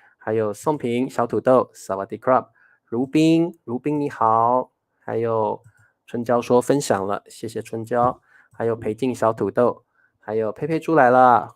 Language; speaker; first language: Chinese; native; Chinese